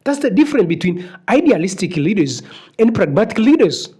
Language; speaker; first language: English; non-native, local second language; Swahili